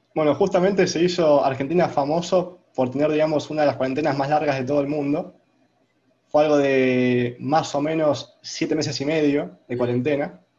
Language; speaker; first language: Spanish; native; Spanish